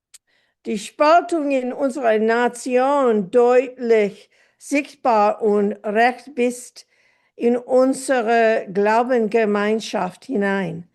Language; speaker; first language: German; non-native, fluent; English